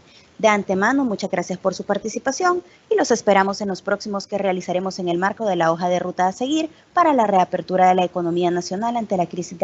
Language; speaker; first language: Spanish; native; Spanish